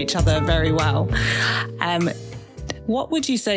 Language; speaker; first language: English; native; English